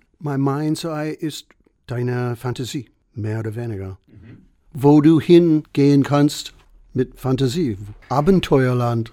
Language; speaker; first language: German; non-native, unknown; English